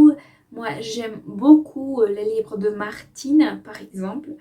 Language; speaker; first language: French; non-native, fluent; Spanish